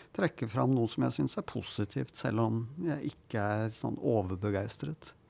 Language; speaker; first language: Norwegian; native; Norwegian